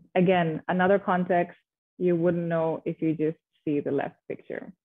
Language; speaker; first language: English; non-native, fluent; Indonesian